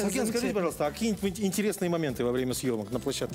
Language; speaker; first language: Russian; native; Russian